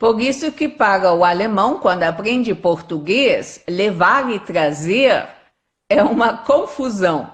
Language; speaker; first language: Portuguese; non-native, fluent; German